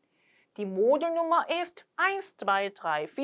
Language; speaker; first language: German; non-native, fluent; Korean